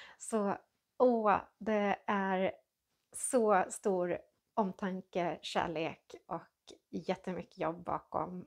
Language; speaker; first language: Swedish; native; Swedish